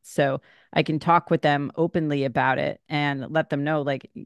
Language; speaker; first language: English; native; English